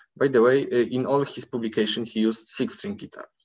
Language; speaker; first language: English; non-native, fluent; Polish